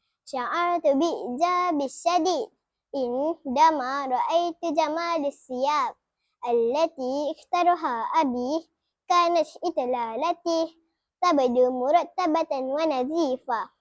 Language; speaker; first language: Arabic; non-native, learner; Malay